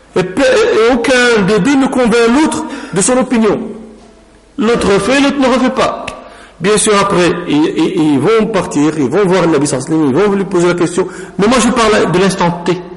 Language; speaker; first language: French; non-native, local second language; Arabic